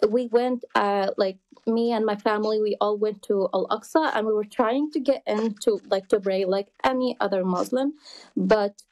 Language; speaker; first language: English; non-native, fluent; Arabic